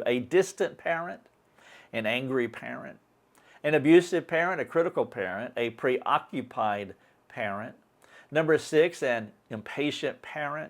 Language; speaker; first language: English; native; English